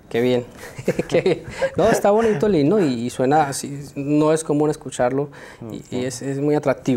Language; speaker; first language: Spanish; native; Spanish